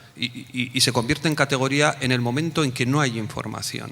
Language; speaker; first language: Spanish; native; Spanish